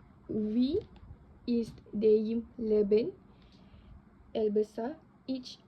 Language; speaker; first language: German; non-native, learner; Indonesian